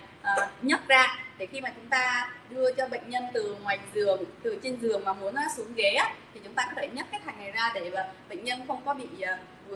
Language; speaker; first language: Vietnamese; native; Vietnamese